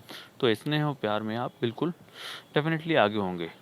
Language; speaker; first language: Hindi; native; Hindi